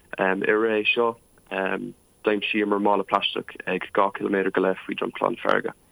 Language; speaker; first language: Irish; non-native, local second language; English